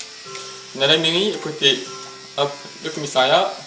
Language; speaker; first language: French; native; French